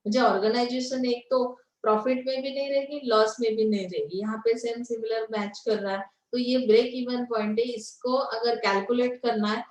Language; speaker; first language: Hindi; non-native, local second language; Marathi